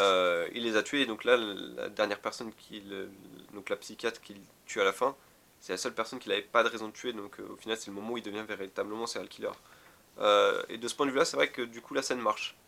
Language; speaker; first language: French; native; French